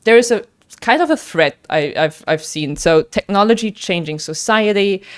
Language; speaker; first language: English; non-native, fluent; German